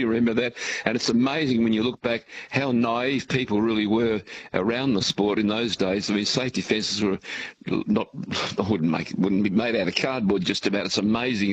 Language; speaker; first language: English; native; English